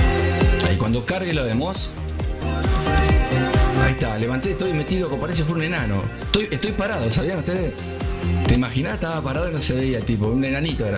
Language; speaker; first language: Spanish; native; Spanish